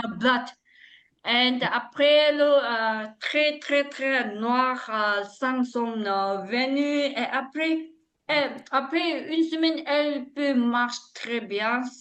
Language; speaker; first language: French; non-native, learner; Tibetan